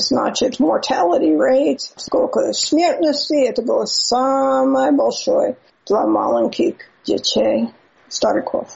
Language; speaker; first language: Russian; non-native, fluent; English